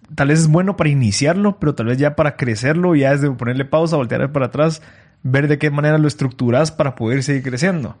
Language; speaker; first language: Spanish; native; Spanish